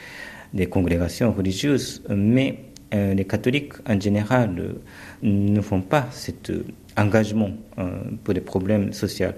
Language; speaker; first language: French; early bilingual, other home language; Japanese